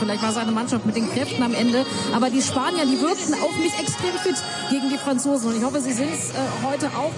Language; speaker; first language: German; native; German